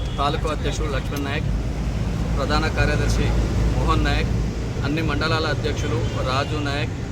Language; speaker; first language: Telugu; non-native, local second language; Lambadi